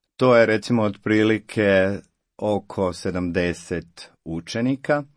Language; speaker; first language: Croatian; native; Croatian